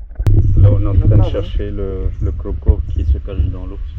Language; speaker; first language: French; native; French